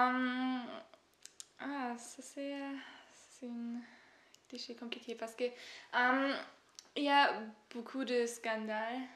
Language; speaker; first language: French; non-native, learner; German